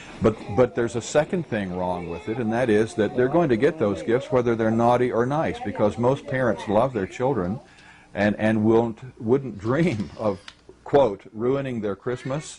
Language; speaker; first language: English; native; English